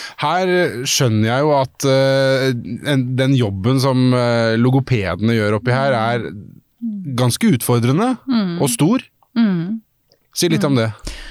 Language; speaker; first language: Norwegian; native; Norwegian